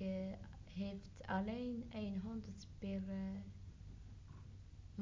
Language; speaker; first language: Dutch; non-native, learner; Arabic